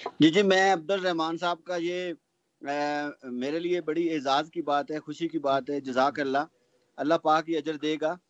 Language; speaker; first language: Urdu; non-native, local second language; Punjabi